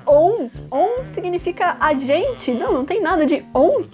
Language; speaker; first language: Portuguese; native; Portuguese